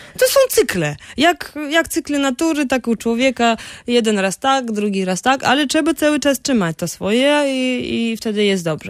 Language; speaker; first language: Polish; non-native, fluent; Russian